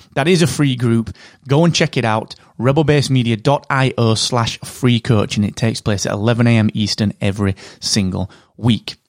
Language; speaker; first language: English; native; English